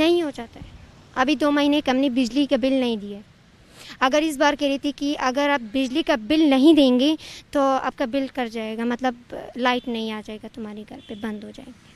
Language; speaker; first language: Hindi; non-native, learner; Persian